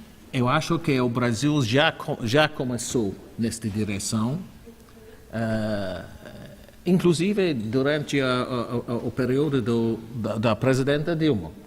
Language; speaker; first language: Portuguese; non-native, fluent; English